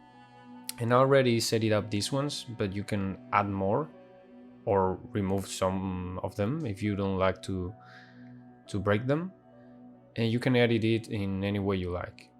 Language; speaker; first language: English; non-native, fluent; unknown